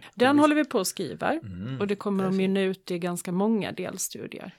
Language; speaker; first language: Swedish; native; Swedish